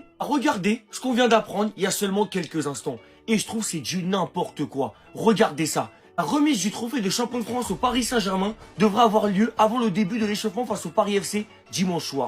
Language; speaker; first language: French; native; French